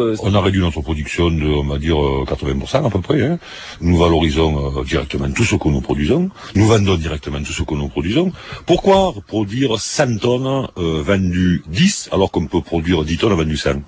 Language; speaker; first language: French; native; French